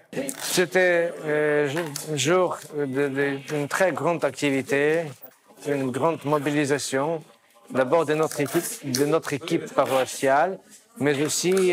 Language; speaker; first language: French; non-native, fluent; Ukrainian